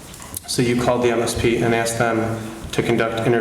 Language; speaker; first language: English; native; English